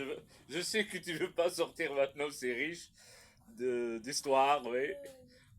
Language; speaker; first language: French; non-native, local second language; Arabic